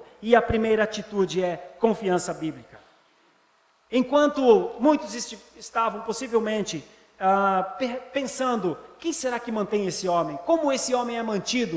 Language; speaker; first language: Portuguese; native; Portuguese